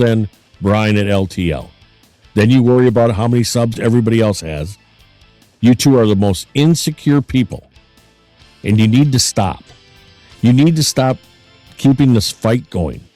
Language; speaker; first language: English; native; English